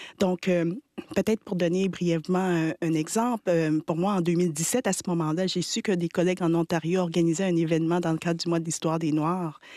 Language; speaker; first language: French; early bilingual, other home language; Haitian Creole